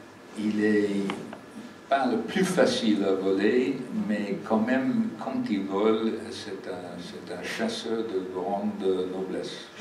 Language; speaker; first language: French; non-native, fluent; English